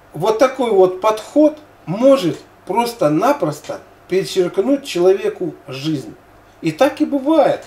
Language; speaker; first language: Russian; native; Russian